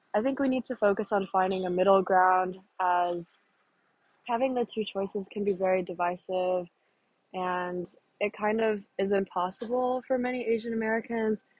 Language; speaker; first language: English; native; English